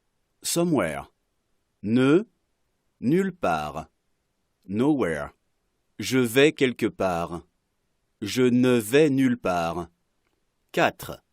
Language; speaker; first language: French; non-native, fluent; Arabic